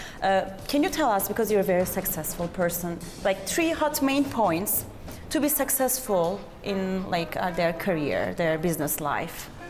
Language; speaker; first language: English; non-native, fluent; Turkish